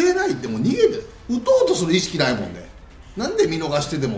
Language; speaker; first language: Japanese; native; Japanese